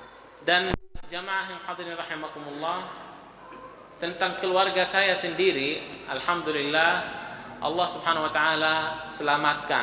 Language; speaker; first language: Indonesian; non-native, fluent; Arabic